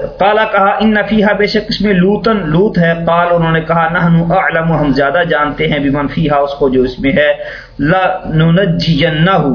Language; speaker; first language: Urdu; non-native, local second language; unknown